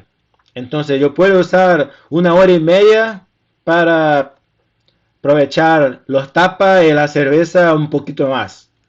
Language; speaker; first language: Spanish; non-native, fluent; Portuguese